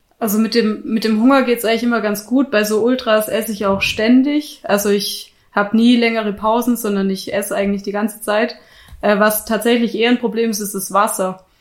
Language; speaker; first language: German; native; German